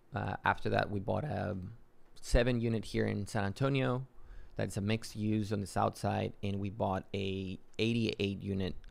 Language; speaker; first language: English; non-native, fluent; Spanish